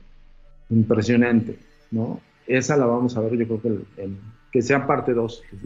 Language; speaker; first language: Spanish; native; Spanish